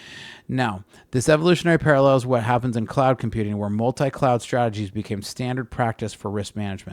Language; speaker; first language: English; native; English